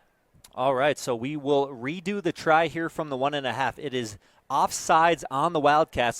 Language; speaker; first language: English; native; English